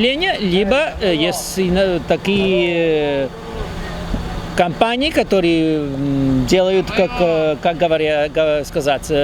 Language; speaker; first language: Russian; non-native, fluent; Spanish